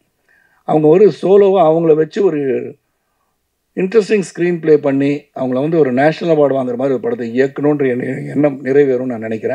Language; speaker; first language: Tamil; native; Tamil